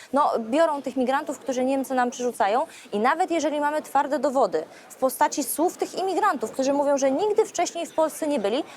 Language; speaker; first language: Polish; native; Polish